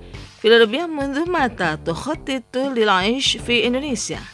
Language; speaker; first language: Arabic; non-native, fluent; Indonesian